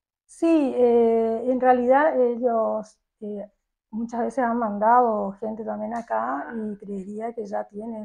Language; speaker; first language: Spanish; native; Spanish